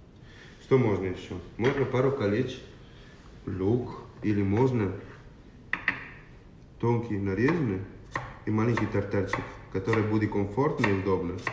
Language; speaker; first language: Russian; non-native, learner; Italian